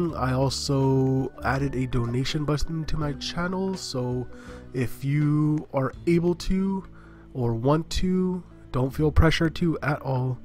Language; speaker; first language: English; native; English